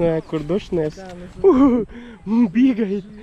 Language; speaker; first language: Russian; non-native, learner; Urdu